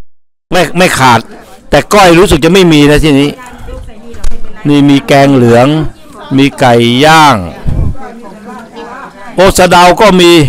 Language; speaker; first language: Thai; native; Thai